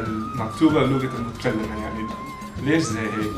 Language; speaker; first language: Arabic; non-native, fluent; English